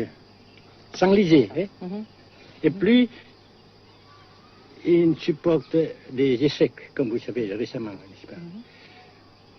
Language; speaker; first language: French; non-native, fluent; Vietnamese